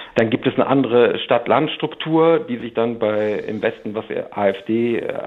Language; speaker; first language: German; native; German